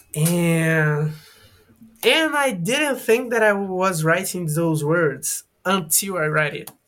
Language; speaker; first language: English; non-native, learner; Portuguese